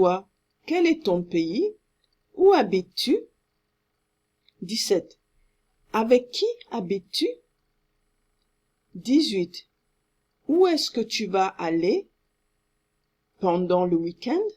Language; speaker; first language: French; non-native, fluent; English